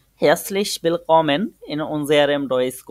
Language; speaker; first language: German; non-native, fluent; Bangla